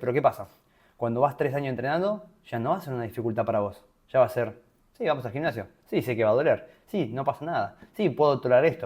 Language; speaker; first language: Spanish; native; Spanish